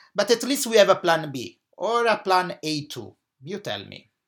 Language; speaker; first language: English; non-native, fluent; Italian